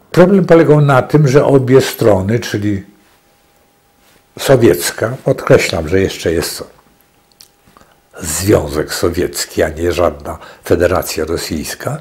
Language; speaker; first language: Polish; native; Polish